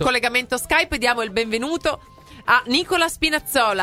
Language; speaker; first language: Italian; native; Italian